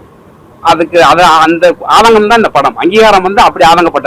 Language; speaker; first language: Tamil; native; Tamil